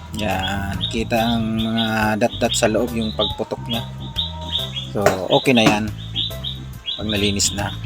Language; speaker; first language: Filipino; non-native, local second language; Bikol